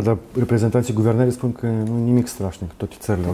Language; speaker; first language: Romanian; native; Romanian